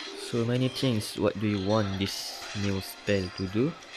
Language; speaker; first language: English; non-native, local second language; Malay